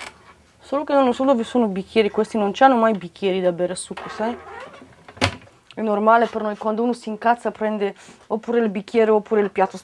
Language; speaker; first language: Italian; non-native, fluent; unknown